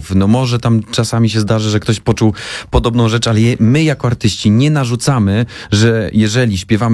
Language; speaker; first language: Polish; native; Polish